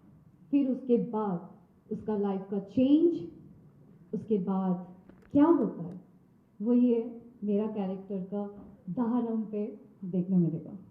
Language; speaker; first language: Hindi; non-native, local second language; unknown